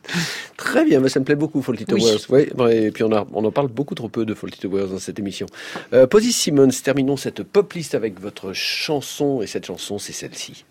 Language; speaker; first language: French; native; French